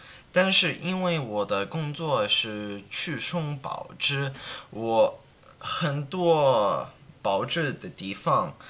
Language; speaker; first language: Chinese; non-native, learner; English